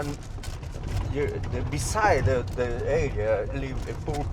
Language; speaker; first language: English; non-native, fluent; Spanish